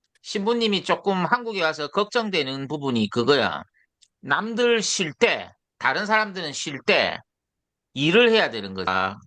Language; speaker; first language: Korean; native; Korean